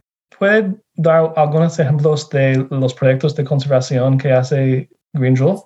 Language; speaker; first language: Spanish; non-native, fluent; English